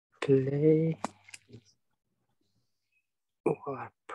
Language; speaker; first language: English; non-native, learner; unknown